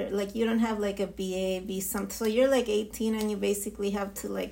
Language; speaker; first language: English; non-native, fluent; Spanish